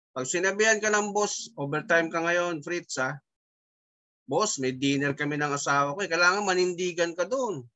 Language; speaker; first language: Filipino; native; Filipino